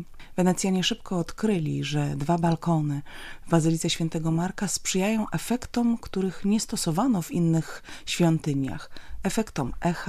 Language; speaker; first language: Polish; native; Polish